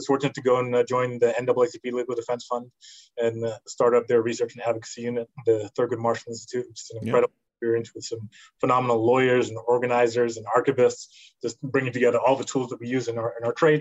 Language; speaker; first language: English; native; English